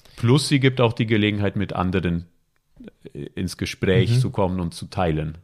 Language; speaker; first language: German; non-native, fluent; Italian